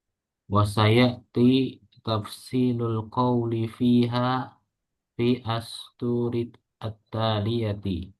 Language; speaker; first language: Arabic; non-native, fluent; Indonesian